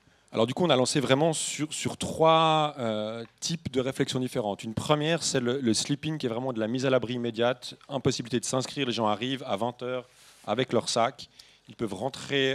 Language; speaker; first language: French; native; French